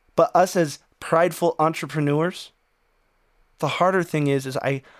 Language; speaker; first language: English; native; English